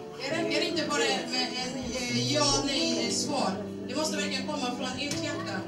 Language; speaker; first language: Swedish; non-native, fluent; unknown